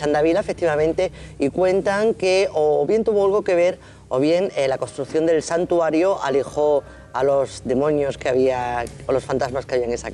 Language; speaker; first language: Spanish; native; Spanish